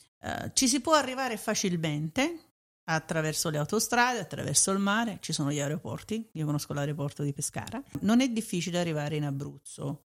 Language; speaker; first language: Italian; native; Italian